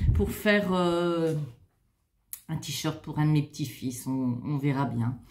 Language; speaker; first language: French; native; French